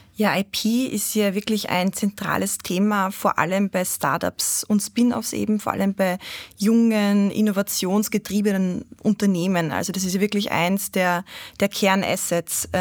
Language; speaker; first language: German; native; German